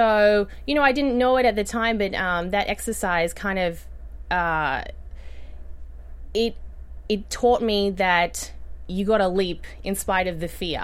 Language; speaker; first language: English; native; English